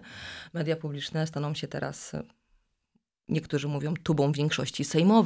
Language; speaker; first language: Polish; native; Polish